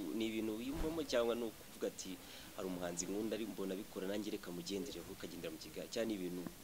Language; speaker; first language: Kinyarwanda; native; Kinyarwanda